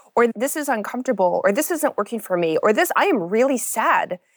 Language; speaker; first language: English; native; English